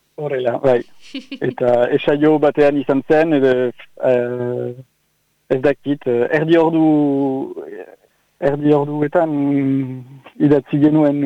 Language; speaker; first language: Basque; non-native, local second language; French